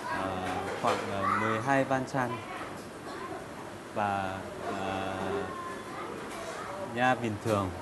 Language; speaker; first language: Vietnamese; non-native, fluent; Korean